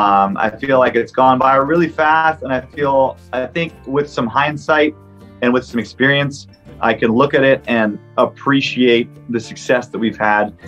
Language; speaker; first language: English; non-native, local second language; French